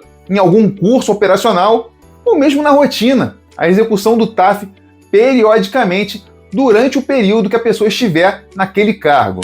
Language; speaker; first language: Portuguese; native; Portuguese